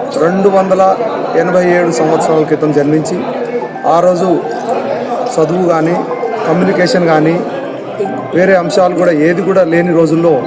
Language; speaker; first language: Telugu; non-native, local second language; Lambadi